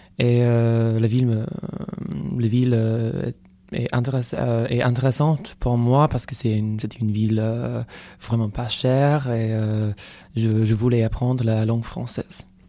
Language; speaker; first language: French; non-native, learner; English